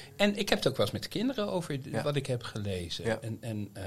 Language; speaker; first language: Dutch; native; Dutch